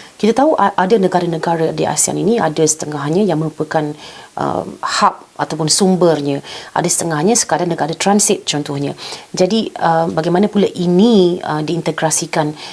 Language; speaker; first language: Malay; native; Malay